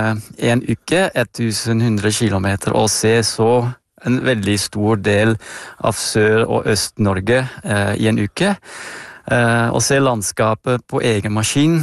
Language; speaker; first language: Norwegian; non-native, fluent; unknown